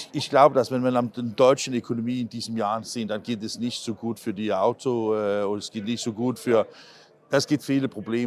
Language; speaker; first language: German; non-native, learner; Danish